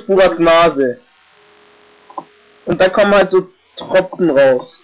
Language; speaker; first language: German; native; German